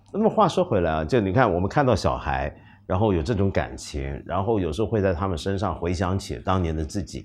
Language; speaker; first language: Chinese; non-native, local second language; Cantonese